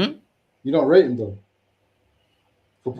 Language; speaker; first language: English; native; English